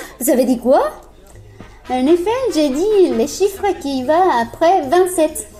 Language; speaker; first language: French; non-native, fluent; Spanish